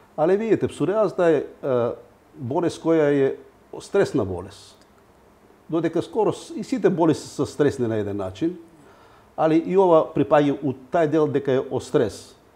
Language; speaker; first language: Macedonian; native; Macedonian